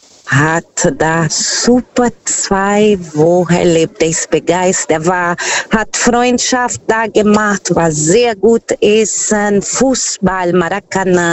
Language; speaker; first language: German; non-native, fluent; Portuguese